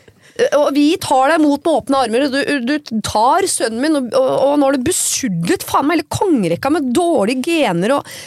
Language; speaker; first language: Norwegian; native; Norwegian